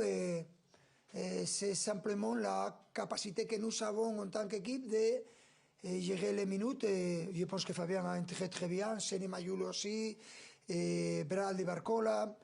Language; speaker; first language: French; non-native, fluent; Spanish